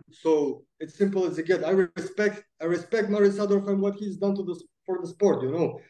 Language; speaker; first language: English; non-native, fluent; Macedonian